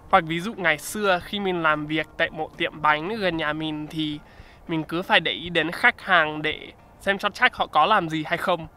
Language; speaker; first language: Vietnamese; non-native, fluent; English